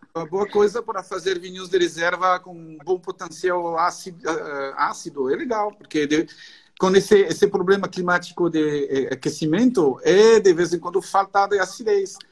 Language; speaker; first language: Portuguese; non-native, fluent; French